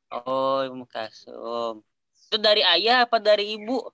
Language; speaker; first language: Indonesian; native; Indonesian